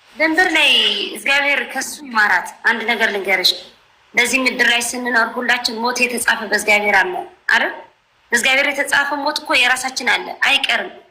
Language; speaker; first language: Amharic; non-native, local second language; Tigrinya